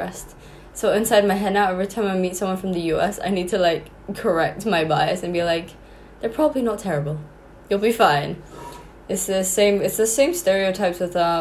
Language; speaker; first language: English; non-native, local second language; Cantonese